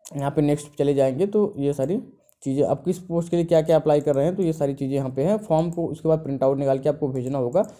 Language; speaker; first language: Hindi; native; Hindi